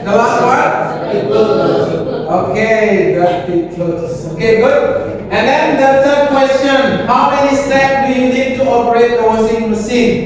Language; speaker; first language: English; non-native, learner; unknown